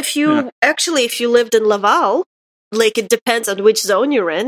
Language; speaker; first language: English; non-native, fluent; Russian